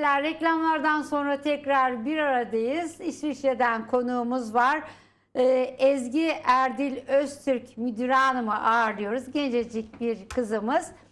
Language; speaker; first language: Turkish; native; Turkish